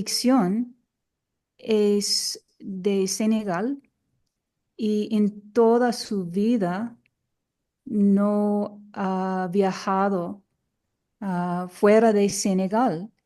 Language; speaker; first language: Spanish; non-native, fluent; English